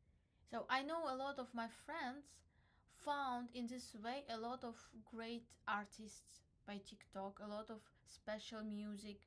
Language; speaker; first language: English; non-native, learner; Crimean Tatar